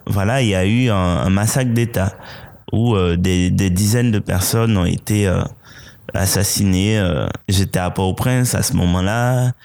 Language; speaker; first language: French; non-native, local second language; Haitian Creole